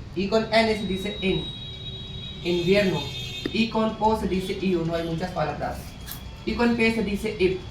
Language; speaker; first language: Spanish; non-native, learner; Hindi